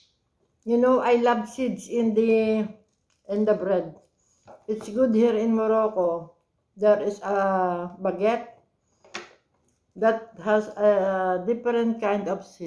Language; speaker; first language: English; non-native, local second language; Filipino